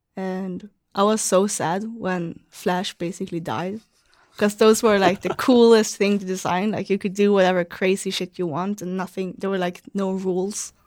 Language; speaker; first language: English; non-native, fluent; Swedish